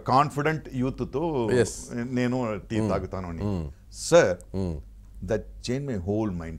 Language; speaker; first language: Telugu; non-native, learner; Tamil